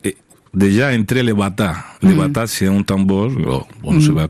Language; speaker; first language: French; non-native, fluent; Spanish